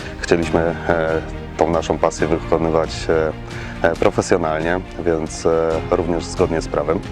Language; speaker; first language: Polish; native; Polish